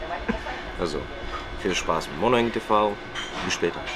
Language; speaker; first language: German; non-native, learner; English